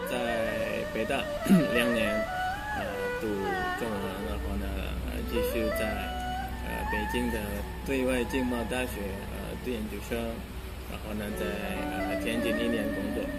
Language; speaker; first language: Chinese; non-native, fluent; Indonesian